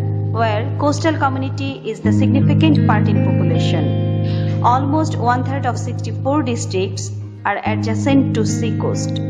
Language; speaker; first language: English; non-native, local second language; Bangla